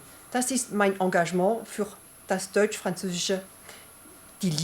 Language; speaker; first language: German; early bilingual, heritage; French